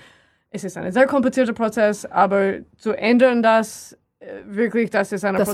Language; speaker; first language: German; non-native, learner; English